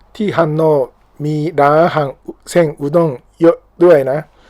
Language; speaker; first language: Thai; non-native, learner; Japanese